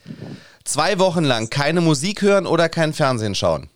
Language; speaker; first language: German; native; German